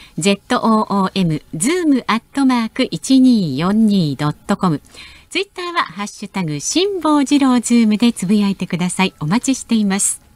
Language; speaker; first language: Japanese; native; Japanese